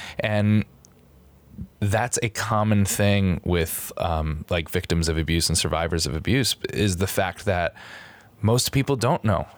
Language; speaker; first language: English; native; English